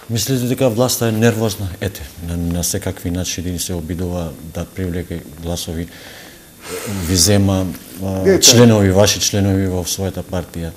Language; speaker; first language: Macedonian; non-native, local second language; Albanian